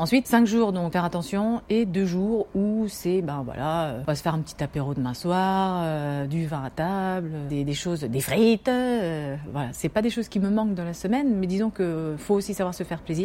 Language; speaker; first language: French; native; French